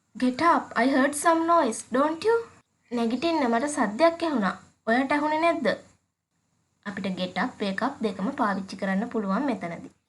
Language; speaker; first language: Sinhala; native; Sinhala